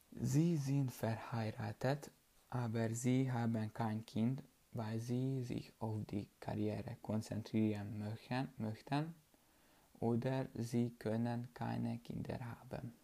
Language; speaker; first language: German; non-native, learner; Hungarian